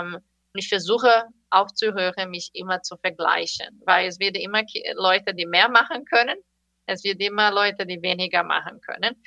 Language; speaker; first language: German; non-native, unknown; Portuguese